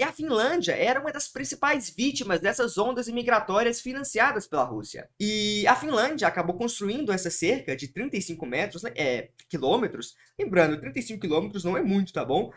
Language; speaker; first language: Portuguese; early bilingual, heritage; Portuguese